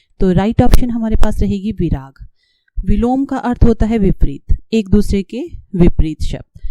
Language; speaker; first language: Hindi; native; Hindi